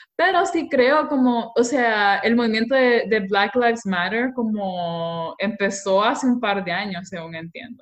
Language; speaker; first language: Spanish; native; Spanish